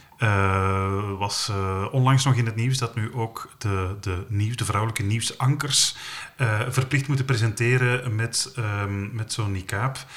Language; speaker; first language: Dutch; native; Dutch